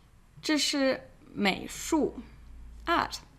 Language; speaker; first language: Chinese; non-native, fluent; English